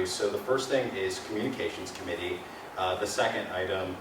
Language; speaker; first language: English; native; English